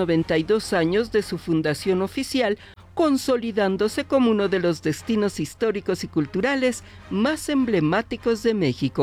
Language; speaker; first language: Spanish; native; Spanish